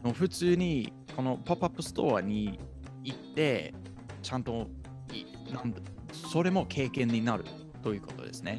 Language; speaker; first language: Japanese; non-native, fluent; English